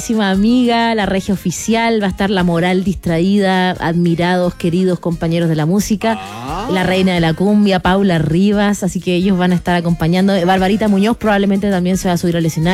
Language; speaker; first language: Spanish; native; Spanish